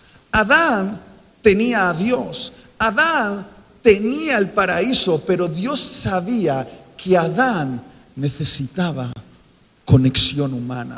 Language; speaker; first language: Spanish; native; Spanish